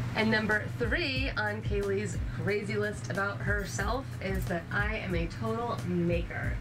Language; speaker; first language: English; native; English